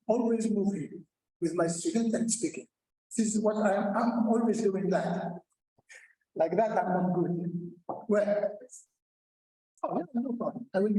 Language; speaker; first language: English; non-native, learner; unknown